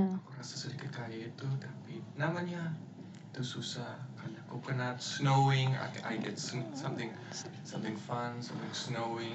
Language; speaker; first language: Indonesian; non-native, fluent; English